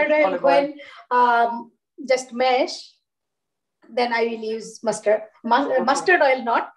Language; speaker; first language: English; non-native, learner; Bangla